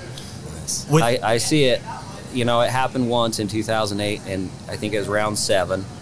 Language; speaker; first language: English; native; English